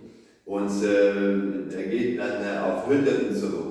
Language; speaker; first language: German; non-native, fluent; Italian